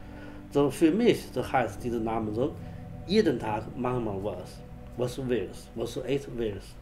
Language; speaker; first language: German; non-native, learner; Chinese